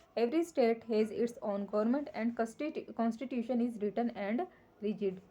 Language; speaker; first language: English; non-native, local second language; Punjabi